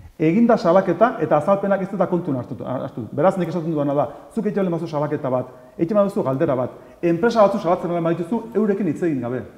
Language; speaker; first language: Basque; native; Basque